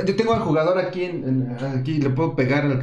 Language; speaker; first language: Spanish; native; Spanish